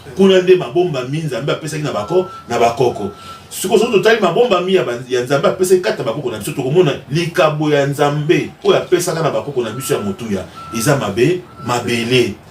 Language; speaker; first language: Lingala; non-native, local second language; Kongo